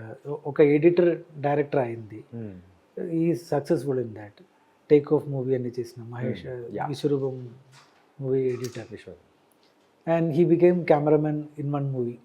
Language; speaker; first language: Telugu; non-native, learner; Malayalam